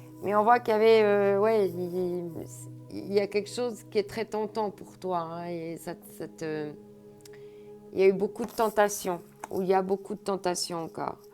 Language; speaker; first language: French; native; French